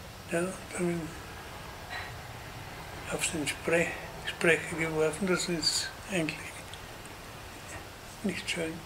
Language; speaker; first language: German; native; German